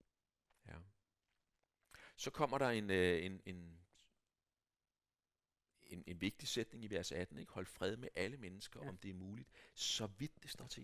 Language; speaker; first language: Danish; native; Danish